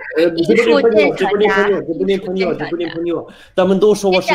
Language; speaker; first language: Chinese; non-native, learner; Russian